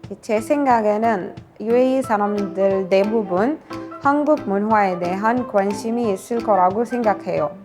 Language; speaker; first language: Korean; non-native, fluent; Arabic